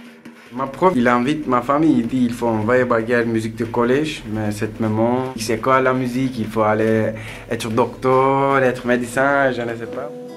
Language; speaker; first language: French; non-native, learner; Kurdish